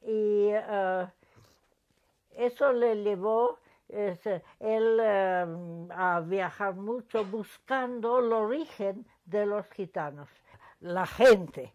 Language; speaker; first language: Spanish; non-native, fluent; English